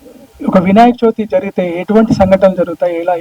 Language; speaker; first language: Telugu; native; Telugu